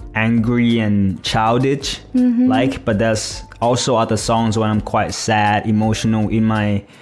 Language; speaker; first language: English; non-native, fluent; Thai